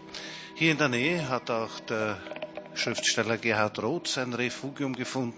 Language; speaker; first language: German; native; German